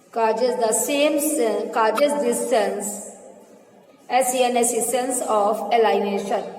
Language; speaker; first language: English; non-native, local second language; Hindi